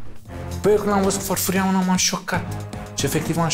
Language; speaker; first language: Romanian; native; Romanian